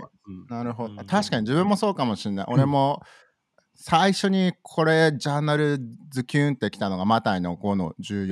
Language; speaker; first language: Japanese; native; Japanese